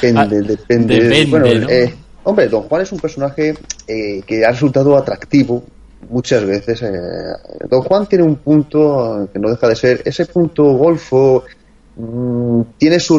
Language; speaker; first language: Spanish; native; Spanish